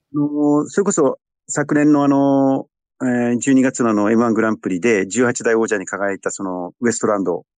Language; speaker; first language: Japanese; native; Japanese